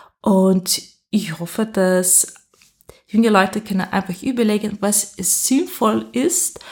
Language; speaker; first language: German; non-native, fluent; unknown